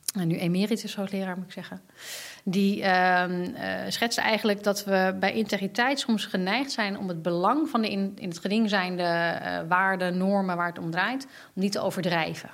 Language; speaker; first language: Dutch; native; Dutch